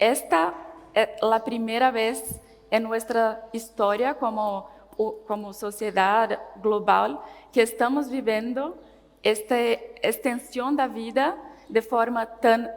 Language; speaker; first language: Spanish; non-native, learner; Portuguese